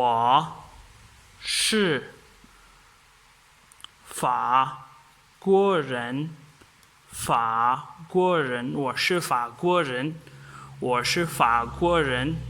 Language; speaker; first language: Chinese; non-native, fluent; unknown